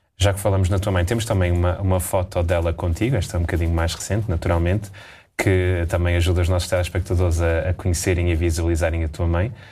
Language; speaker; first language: Portuguese; native; Portuguese